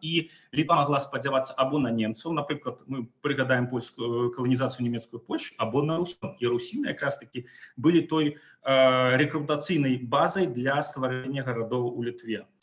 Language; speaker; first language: Belarusian; non-native, local second language; Russian